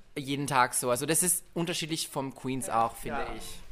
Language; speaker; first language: German; non-native, fluent; French